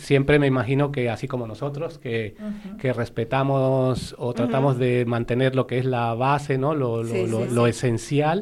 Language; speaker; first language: Spanish; native; Spanish